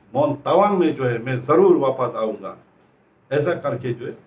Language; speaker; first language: Hindi; native; Hindi